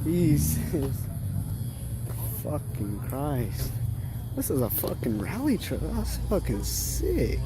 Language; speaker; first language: English; native; English